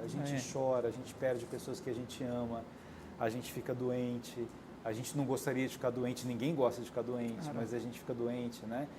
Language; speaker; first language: Portuguese; native; Portuguese